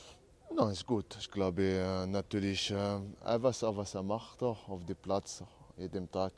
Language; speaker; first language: German; non-native, learner; French